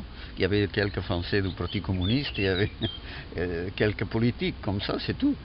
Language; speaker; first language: French; non-native, fluent; Catalan